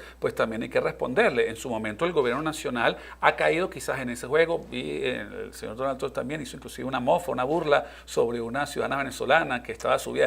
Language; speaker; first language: Spanish; native; Spanish